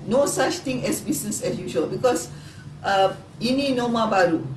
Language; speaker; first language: English; non-native, local second language; Malay